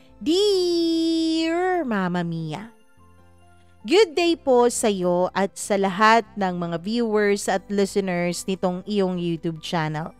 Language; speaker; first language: Filipino; non-native, local second language; Cebuano